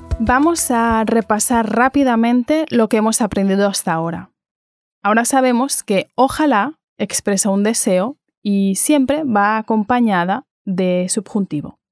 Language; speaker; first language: Spanish; native; Spanish